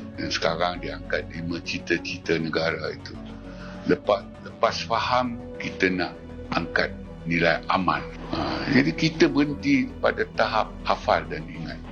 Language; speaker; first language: Malay; native; Malay